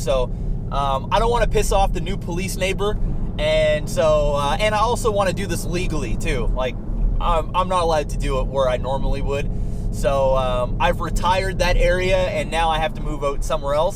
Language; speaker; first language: English; native; English